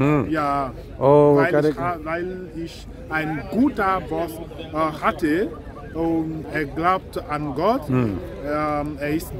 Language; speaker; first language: German; non-native, fluent; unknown